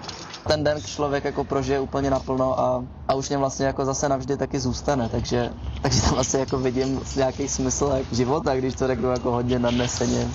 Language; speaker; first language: Czech; native; Czech